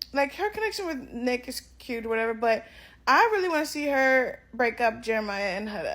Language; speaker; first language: English; native; English